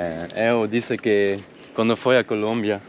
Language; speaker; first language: Portuguese; non-native, learner; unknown